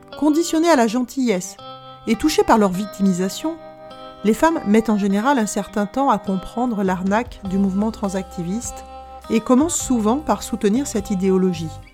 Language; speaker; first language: French; native; French